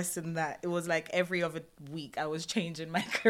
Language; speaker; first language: English; native; English